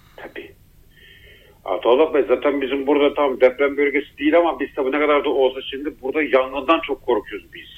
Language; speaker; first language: Turkish; early bilingual, heritage; Turkish